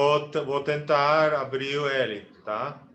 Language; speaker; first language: Portuguese; non-native, learner; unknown